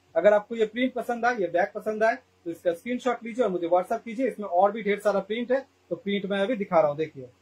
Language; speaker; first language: Hindi; non-native, local second language; Bangla